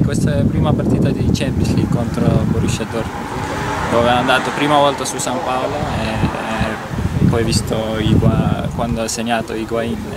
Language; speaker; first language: Italian; non-native, learner; Estonian